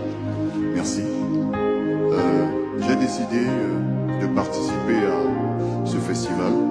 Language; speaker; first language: French; non-native, local second language; Kongo